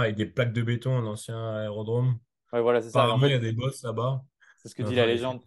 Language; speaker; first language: French; native; French